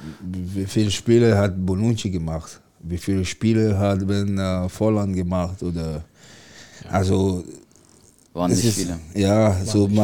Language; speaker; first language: German; non-native, learner; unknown